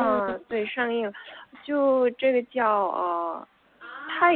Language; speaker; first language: Chinese; non-native, learner; Korean